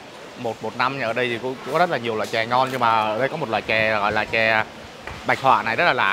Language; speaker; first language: Vietnamese; native; Vietnamese